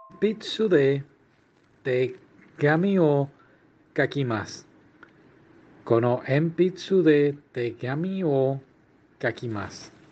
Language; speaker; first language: Japanese; non-native, learner; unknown